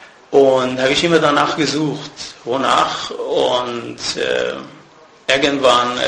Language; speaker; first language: German; non-native, fluent; Persian